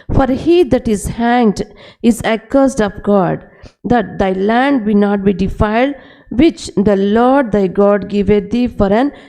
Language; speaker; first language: English; non-native, local second language; Telugu